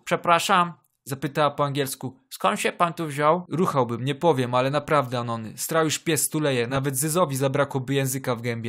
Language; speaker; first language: Polish; native; Polish